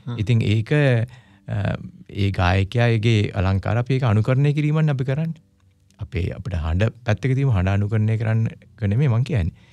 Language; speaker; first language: Sinhala; non-native, local second language; Tamil